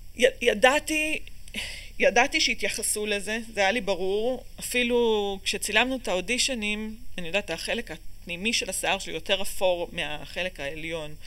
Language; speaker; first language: Hebrew; native; Hebrew